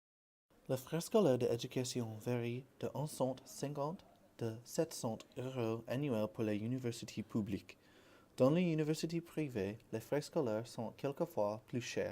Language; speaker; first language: French; non-native, learner; English